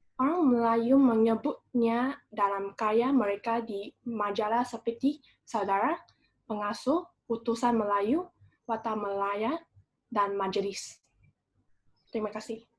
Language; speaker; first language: Malay; non-native, local second language; Chinese